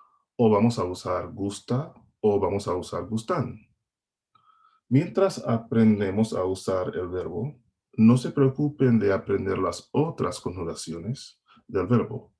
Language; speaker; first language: Spanish; non-native, fluent; English